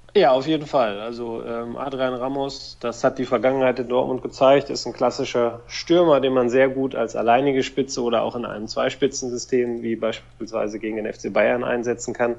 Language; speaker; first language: German; native; German